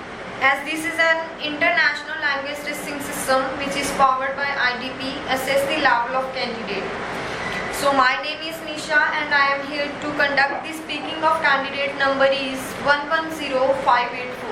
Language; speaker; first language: English; non-native, local second language; Punjabi